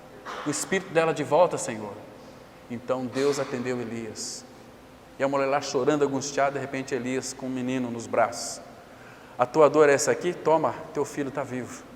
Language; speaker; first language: Portuguese; native; Portuguese